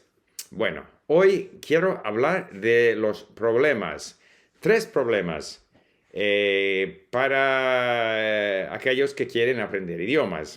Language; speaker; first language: Spanish; non-native, fluent; English